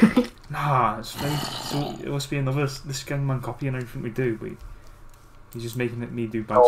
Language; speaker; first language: English; native; English